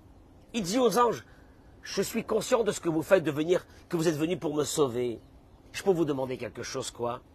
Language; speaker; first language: French; native; French